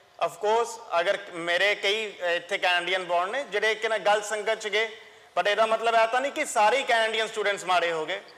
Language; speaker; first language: Punjabi; early bilingual, heritage; Punjabi